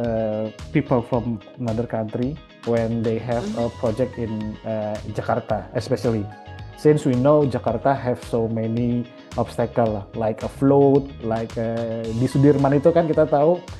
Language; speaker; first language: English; non-native, learner; Indonesian